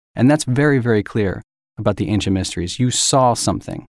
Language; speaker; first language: English; native; English